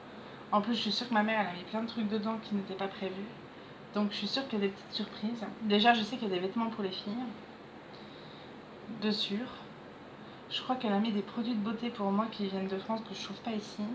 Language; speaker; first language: French; native; French